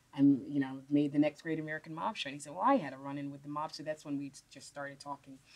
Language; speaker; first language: English; native; English